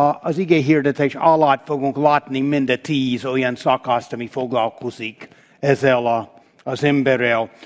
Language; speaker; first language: Hungarian; non-native, fluent; English